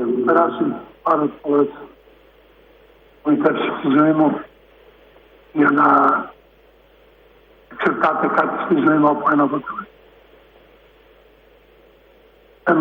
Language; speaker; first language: Greek; non-native, fluent; Serbian